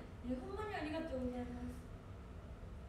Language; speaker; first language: Japanese; native; Japanese